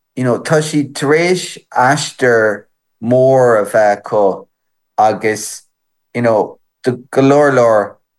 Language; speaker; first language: Irish; non-native, local second language; English